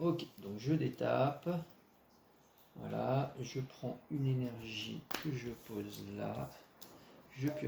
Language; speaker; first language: French; native; French